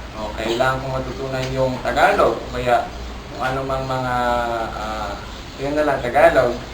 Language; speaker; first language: Filipino; non-native, local second language; Hiligaynon